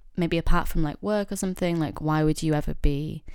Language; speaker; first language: English; native; English